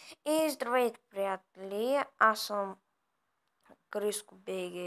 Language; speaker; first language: Bulgarian; native; Bulgarian